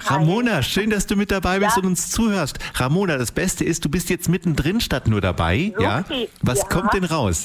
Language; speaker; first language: German; native; German